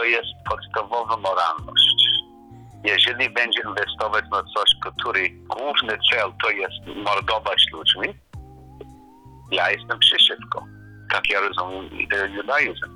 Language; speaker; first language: Polish; non-native, learner; English